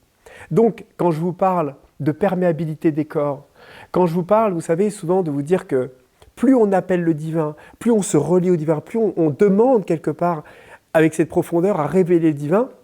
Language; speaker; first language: French; native; French